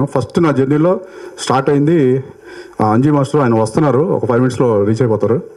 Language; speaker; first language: Telugu; native; Telugu